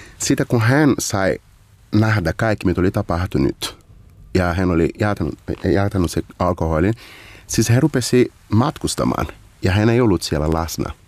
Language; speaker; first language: Finnish; non-native, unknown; Portuguese